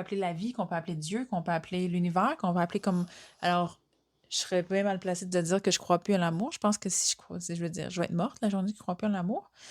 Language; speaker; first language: French; native; French